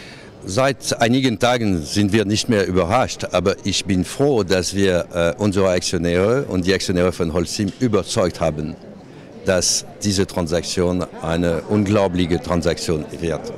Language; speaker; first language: German; non-native, fluent; French